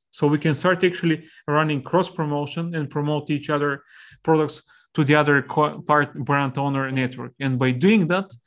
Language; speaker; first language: English; non-native, fluent; Bulgarian